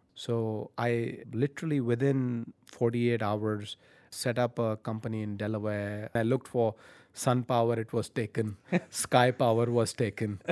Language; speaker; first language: English; non-native, local second language; Punjabi